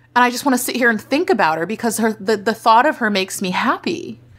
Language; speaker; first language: English; native; English